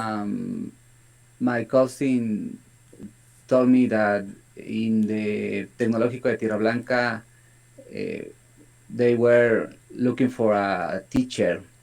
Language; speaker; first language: English; non-native, learner; Spanish